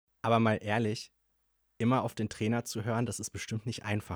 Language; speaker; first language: German; native; German